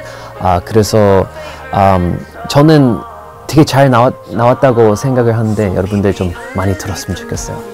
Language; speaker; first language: Korean; non-native, fluent; English